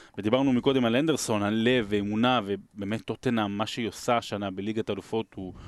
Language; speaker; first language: Hebrew; native; Hebrew